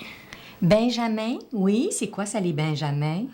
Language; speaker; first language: French; native; French